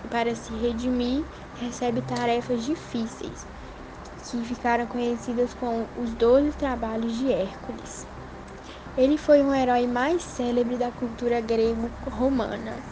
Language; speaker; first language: Portuguese; native; Portuguese